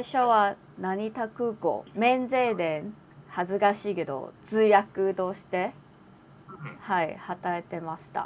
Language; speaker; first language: Japanese; non-native, fluent; Cantonese